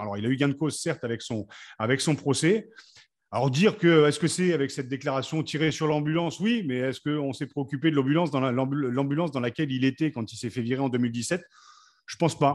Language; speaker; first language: French; native; French